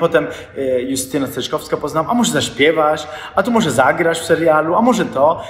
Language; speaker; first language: Polish; non-native, fluent; Italian